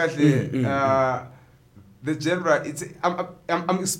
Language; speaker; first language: English; non-native, local second language; Xhosa